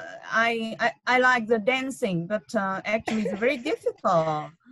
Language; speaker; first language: English; non-native, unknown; Vietnamese